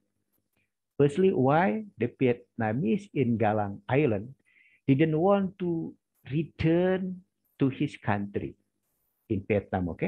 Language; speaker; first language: English; non-native, learner; Indonesian